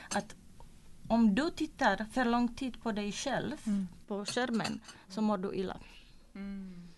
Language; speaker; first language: Swedish; non-native, fluent; Czech